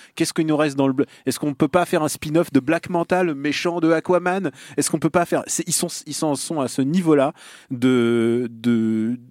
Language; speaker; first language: French; non-native, fluent; Russian